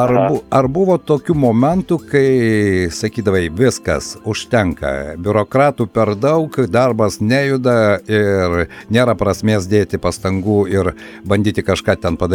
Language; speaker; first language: Lithuanian; native; Lithuanian